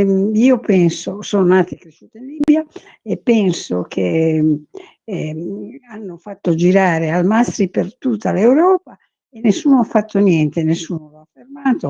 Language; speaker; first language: Italian; early bilingual, heritage; Italian